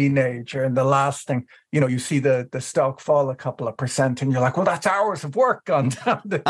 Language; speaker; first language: English; native; English